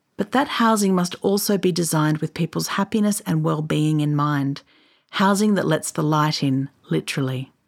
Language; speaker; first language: English; native; English